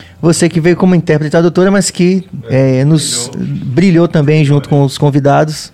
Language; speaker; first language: Portuguese; native; Portuguese